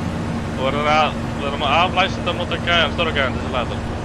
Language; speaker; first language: Icelandic; native; Icelandic